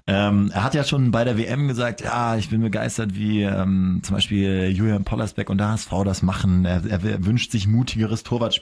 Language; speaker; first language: German; native; German